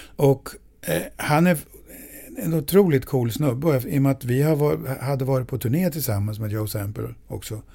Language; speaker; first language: Swedish; native; Swedish